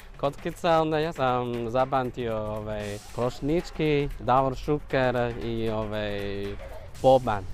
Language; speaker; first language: Bosnian; non-native, learner; Chinese